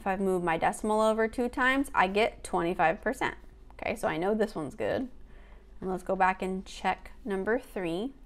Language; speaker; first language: English; native; English